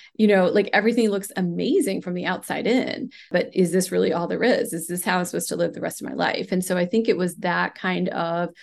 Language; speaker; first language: English; non-native, local second language; Hindi